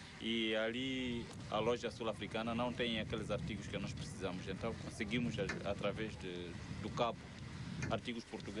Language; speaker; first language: Portuguese; native; Portuguese